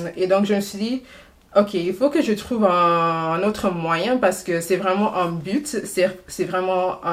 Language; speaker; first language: French; non-native, fluent; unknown